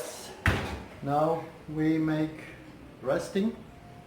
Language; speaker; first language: English; non-native, learner; German